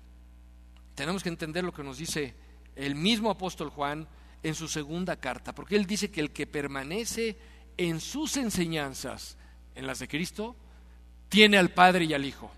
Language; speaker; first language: Spanish; native; Spanish